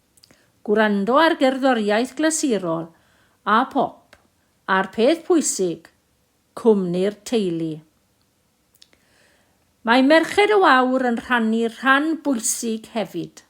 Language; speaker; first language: Welsh; non-native, local second language; English